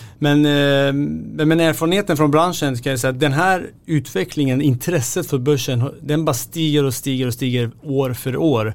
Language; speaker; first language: Swedish; native; Swedish